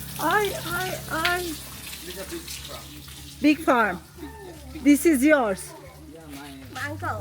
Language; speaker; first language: English; non-native, learner; Turkish